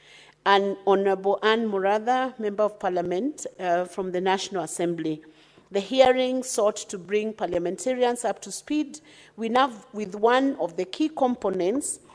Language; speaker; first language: English; non-native, local second language; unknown